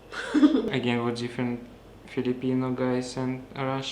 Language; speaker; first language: English; non-native, learner; Russian